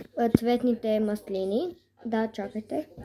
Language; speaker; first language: Bulgarian; early bilingual, heritage; Bulgarian